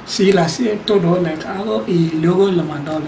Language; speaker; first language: Spanish; non-native, learner; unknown